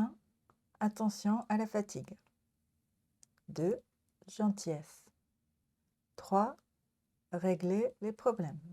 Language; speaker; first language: French; non-native, learner; Japanese